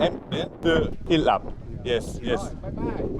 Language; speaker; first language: Vietnamese; non-native, learner; Greek